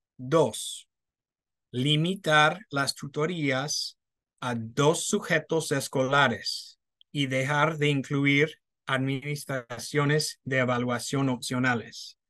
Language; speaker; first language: Spanish; non-native, fluent; English